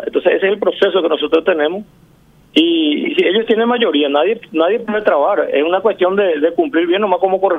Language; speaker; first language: Spanish; native; Spanish